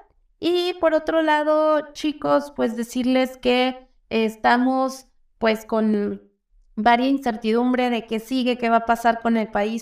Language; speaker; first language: Spanish; native; Spanish